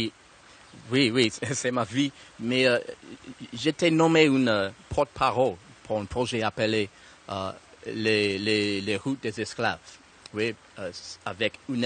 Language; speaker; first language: French; non-native, learner; English